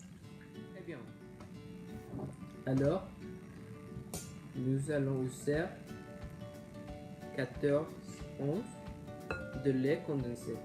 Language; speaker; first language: French; non-native, learner; English